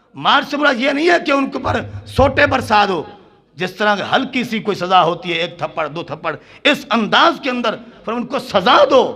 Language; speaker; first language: Urdu; non-native, local second language; Punjabi